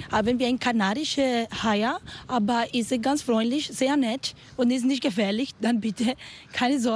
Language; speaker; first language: German; non-native, learner; Spanish